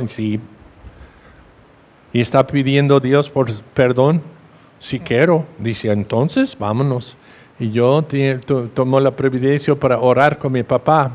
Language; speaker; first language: Spanish; non-native, fluent; English